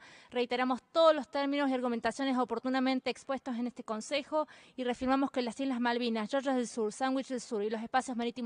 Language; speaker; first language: Spanish; native; Spanish